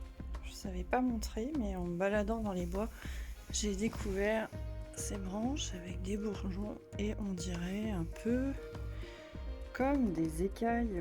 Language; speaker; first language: French; native; French